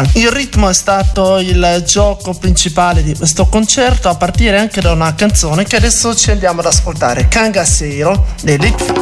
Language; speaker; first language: Italian; native; Italian